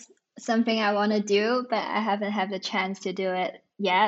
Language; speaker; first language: English; non-native, local second language; Cantonese